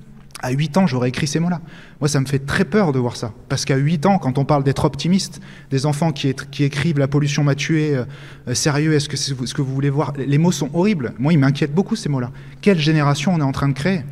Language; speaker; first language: French; native; French